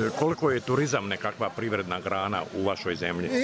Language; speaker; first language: Serbian; native; Serbian